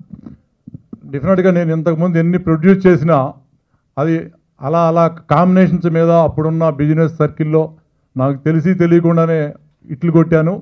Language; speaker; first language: Telugu; native; Telugu